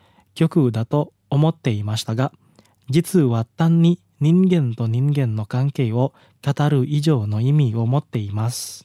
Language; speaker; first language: Japanese; non-native, fluent; Indonesian